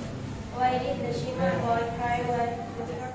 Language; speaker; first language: English; non-native, learner; Indonesian